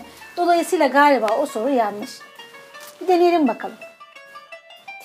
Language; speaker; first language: Turkish; native; Turkish